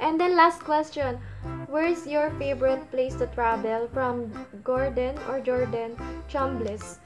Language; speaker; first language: English; non-native, local second language; Filipino